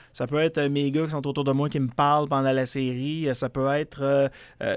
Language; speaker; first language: French; native; French